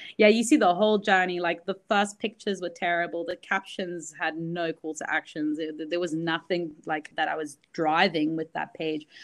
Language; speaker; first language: English; early bilingual, other home language; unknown